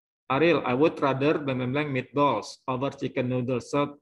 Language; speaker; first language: English; non-native, fluent; Indonesian